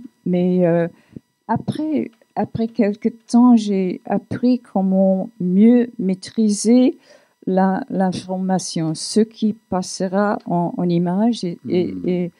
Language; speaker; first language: French; non-native, fluent; English